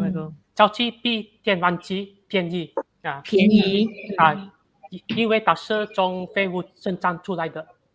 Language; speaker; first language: Chinese; non-native, local second language; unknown